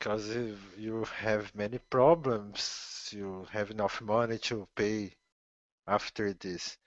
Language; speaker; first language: English; non-native, learner; Portuguese